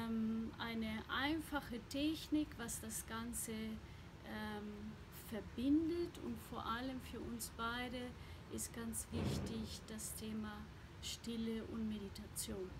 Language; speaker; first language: German; non-native, fluent; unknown